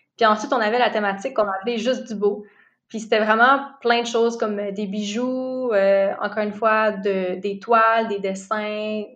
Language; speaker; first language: French; native; French